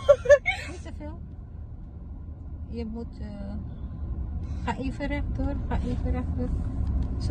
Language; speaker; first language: Dutch; non-native, fluent; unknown